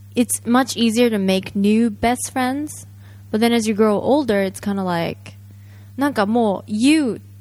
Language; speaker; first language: English; non-native, fluent; Japanese